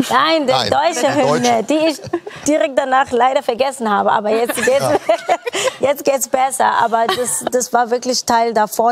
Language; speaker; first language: German; non-native, fluent; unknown